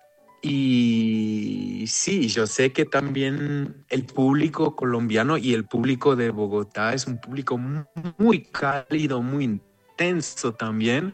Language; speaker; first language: Spanish; non-native, fluent; Hebrew